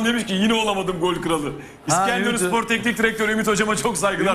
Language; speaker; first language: Turkish; native; Turkish